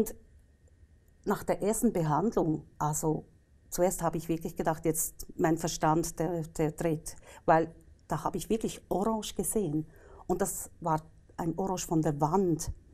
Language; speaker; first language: German; native; German